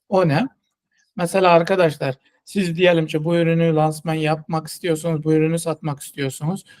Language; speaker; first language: Turkish; non-native, fluent; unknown